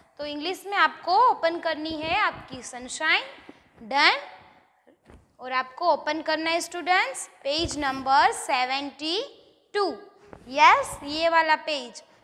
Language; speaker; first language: Hindi; non-native, local second language; Gujarati